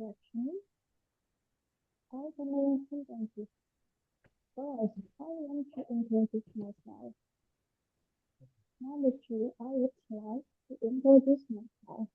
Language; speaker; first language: English; non-native, learner; Indonesian